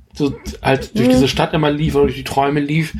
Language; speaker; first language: German; native; German